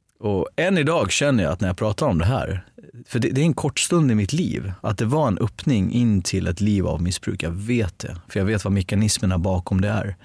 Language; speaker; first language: Swedish; early bilingual, other home language; Armenian